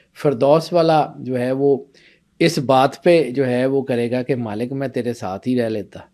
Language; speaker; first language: Urdu; non-native, local second language; Punjabi